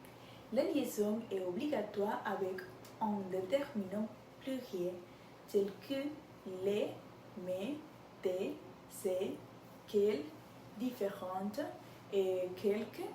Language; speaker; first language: French; non-native, learner; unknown